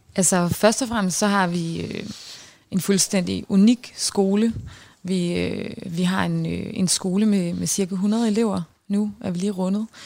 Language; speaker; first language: Danish; native; Danish